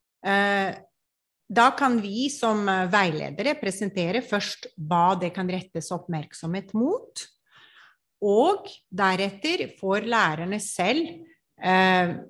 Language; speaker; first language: Norwegian; non-native, fluent; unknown